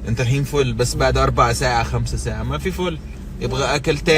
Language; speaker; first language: Arabic; native; Arabic